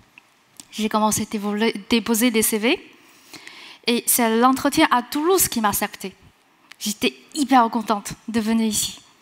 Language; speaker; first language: French; non-native, fluent; Chinese